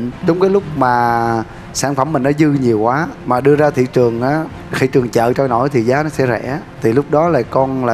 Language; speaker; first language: Vietnamese; native; Vietnamese